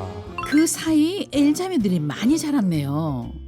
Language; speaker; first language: Korean; native; Korean